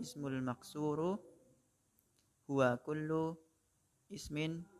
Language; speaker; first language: Arabic; non-native, learner; Indonesian